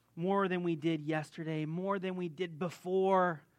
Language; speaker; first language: English; native; English